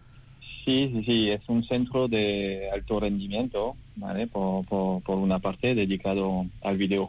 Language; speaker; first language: Spanish; non-native, fluent; French